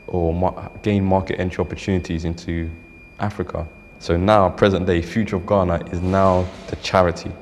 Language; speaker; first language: English; native; English